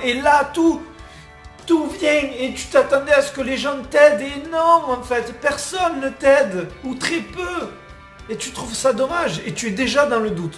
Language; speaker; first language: French; native; French